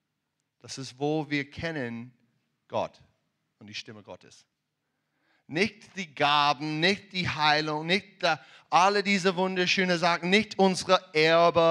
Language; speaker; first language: German; non-native, fluent; English